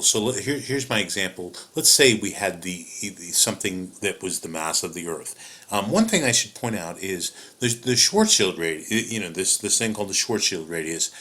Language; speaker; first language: English; native; English